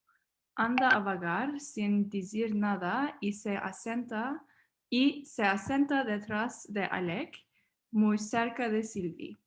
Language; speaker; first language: Spanish; non-native, learner; English